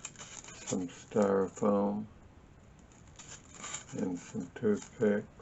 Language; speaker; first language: English; native; English